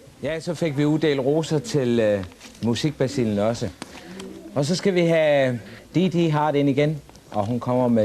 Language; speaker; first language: Danish; native; Danish